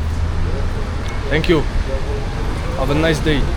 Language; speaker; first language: English; non-native, learner; French